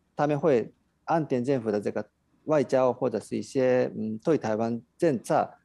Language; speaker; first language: Chinese; non-native, fluent; Japanese